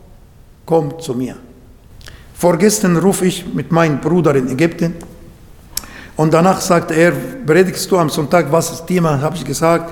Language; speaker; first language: German; non-native, learner; Arabic